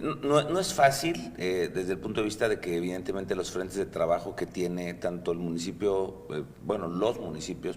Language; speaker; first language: Spanish; native; Spanish